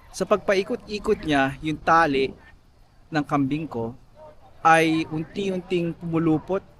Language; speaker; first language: Filipino; native; Filipino